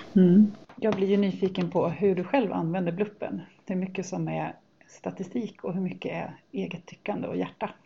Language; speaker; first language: Swedish; native; Swedish